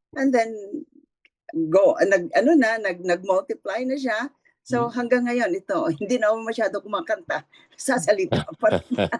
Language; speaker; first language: Filipino; non-native, local second language; Hiligaynon